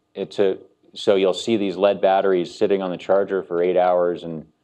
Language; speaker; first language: English; native; English